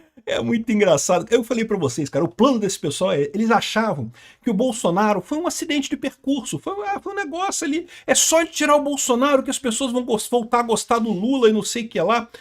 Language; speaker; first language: Portuguese; native; Portuguese